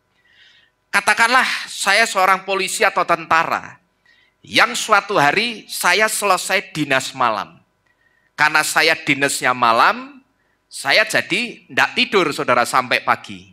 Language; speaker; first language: Indonesian; native; Indonesian